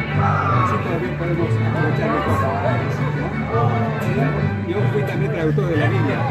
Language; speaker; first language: Spanish; non-native, local second language; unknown